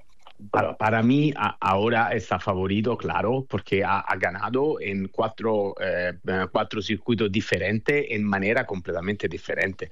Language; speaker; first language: Spanish; non-native, fluent; Italian